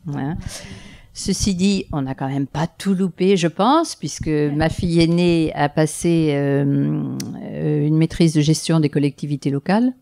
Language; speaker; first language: French; native; French